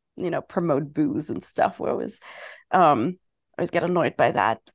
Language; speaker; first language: English; non-native, fluent; German